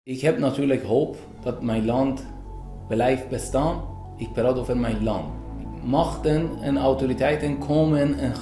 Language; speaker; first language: Dutch; non-native, fluent; Persian